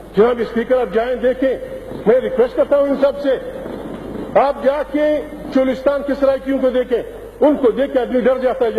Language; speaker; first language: Urdu; non-native, local second language; Pashto